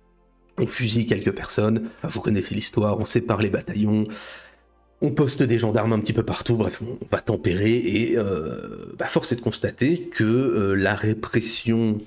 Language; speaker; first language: French; native; French